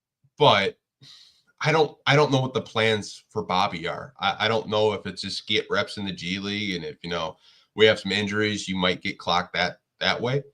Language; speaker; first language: English; native; English